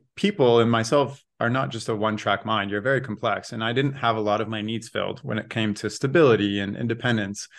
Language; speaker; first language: English; native; English